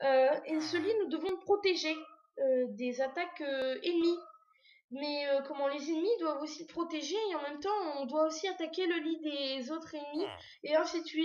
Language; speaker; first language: French; native; French